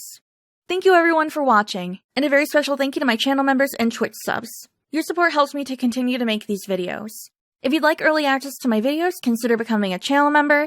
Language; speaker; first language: English; native; English